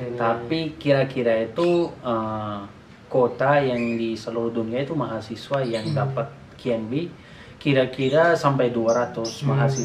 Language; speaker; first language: Indonesian; non-native, learner; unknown